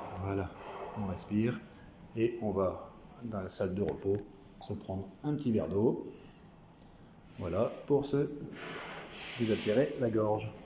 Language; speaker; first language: French; native; French